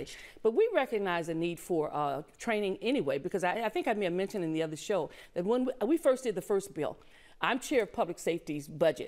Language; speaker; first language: English; native; English